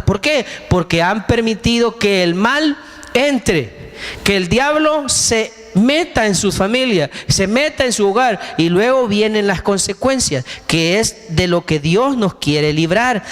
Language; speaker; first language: Spanish; native; Spanish